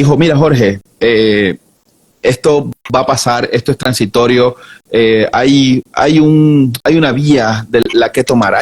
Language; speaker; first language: Spanish; native; Spanish